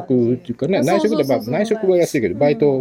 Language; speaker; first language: Japanese; native; Japanese